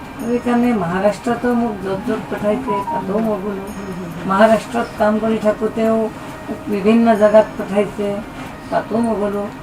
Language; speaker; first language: Assamese; non-native, fluent; Marathi